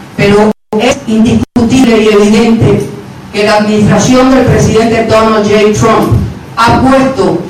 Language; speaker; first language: Spanish; native; Spanish